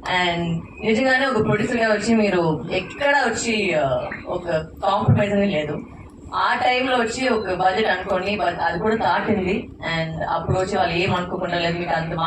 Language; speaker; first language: Telugu; non-native, fluent; Tamil